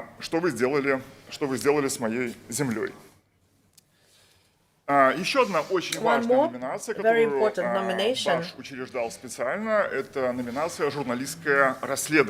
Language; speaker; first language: Russian; native; Russian